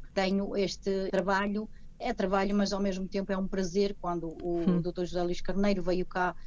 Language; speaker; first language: Portuguese; native; Portuguese